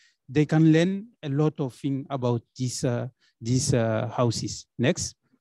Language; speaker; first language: English; non-native, learner; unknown